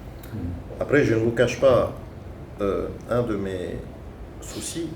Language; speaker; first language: French; native; French